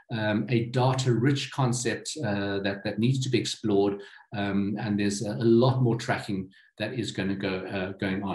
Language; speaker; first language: English; native; English